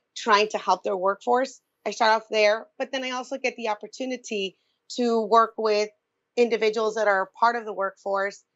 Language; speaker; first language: English; native; English